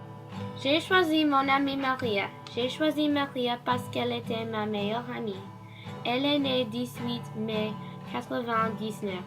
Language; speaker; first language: French; non-native, learner; English